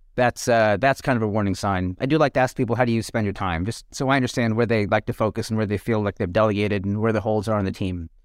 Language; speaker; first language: English; native; English